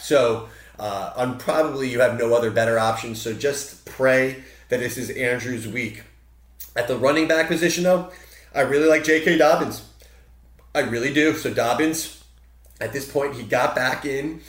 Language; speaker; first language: English; native; English